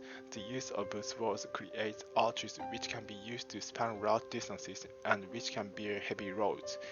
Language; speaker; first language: English; non-native, fluent; Japanese